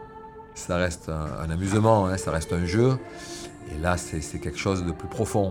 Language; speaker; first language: French; native; French